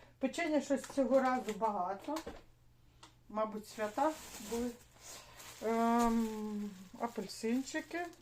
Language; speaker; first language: Ukrainian; native; Ukrainian